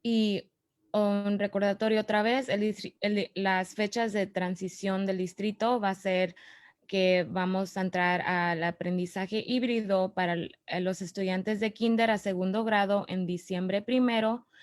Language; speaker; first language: Spanish; early bilingual, other home language; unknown